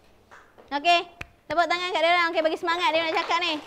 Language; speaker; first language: Malay; native; Malay